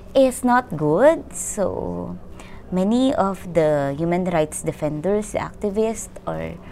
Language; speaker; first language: English; non-native, local second language; Filipino